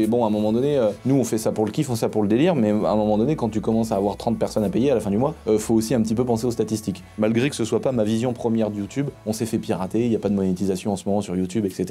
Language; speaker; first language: French; native; French